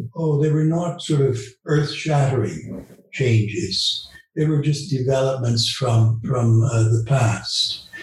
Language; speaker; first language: English; early bilingual, other home language; Dutch